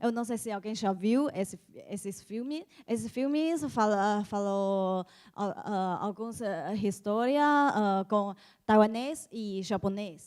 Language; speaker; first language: Portuguese; non-native, learner; Chinese